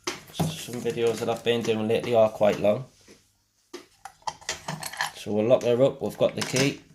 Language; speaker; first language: English; native; English